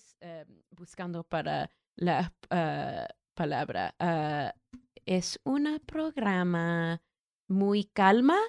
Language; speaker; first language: Spanish; non-native, learner; English